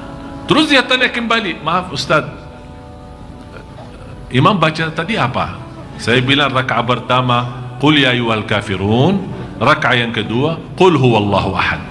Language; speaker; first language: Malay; non-native, fluent; Arabic